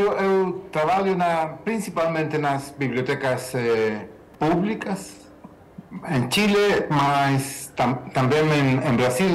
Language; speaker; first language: Portuguese; non-native, fluent; Spanish